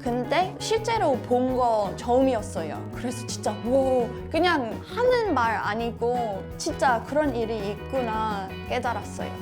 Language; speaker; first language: Korean; non-native, fluent; English